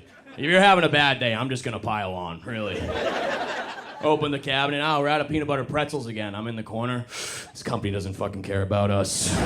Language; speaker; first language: English; native; English